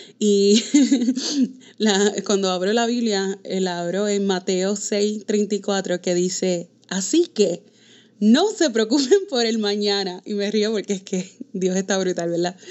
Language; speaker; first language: Spanish; early bilingual, heritage; Spanish